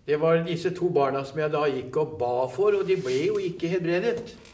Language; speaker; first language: Norwegian; native; Norwegian